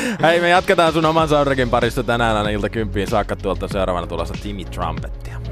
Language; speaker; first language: Finnish; native; Finnish